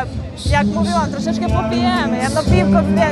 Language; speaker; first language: Polish; non-native, fluent; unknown